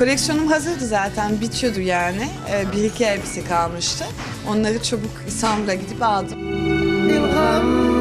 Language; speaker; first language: Turkish; early bilingual, heritage; Turkish